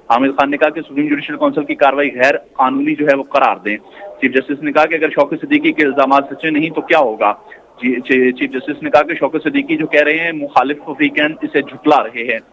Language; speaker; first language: Urdu; native; Urdu